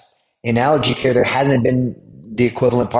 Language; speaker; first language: English; native; English